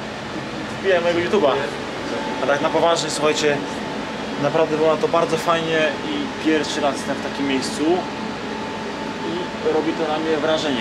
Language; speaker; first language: Polish; native; Polish